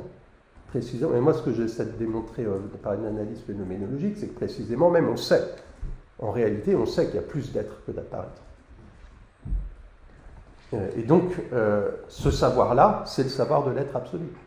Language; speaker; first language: French; native; French